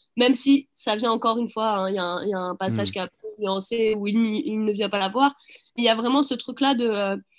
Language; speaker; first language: French; early bilingual, other home language; Arabic